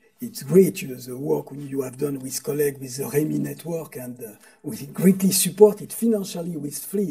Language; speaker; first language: English; non-native, fluent; French